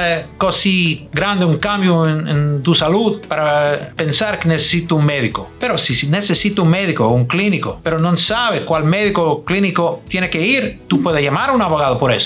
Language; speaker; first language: Spanish; non-native, fluent; English